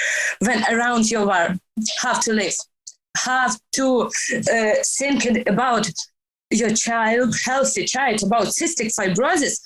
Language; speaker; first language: English; non-native, learner; Ukrainian